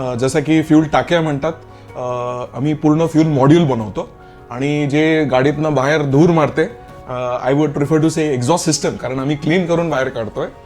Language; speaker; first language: Marathi; non-native, local second language; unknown